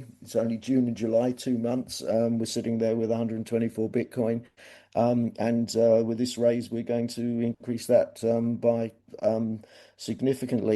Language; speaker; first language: English; native; English